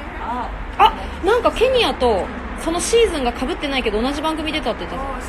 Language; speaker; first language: Japanese; native; Japanese